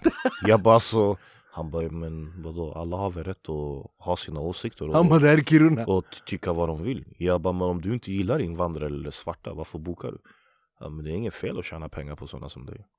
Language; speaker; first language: Swedish; early bilingual, other home language; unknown